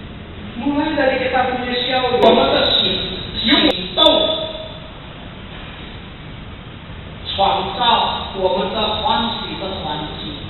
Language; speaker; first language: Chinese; early bilingual, heritage; Chinese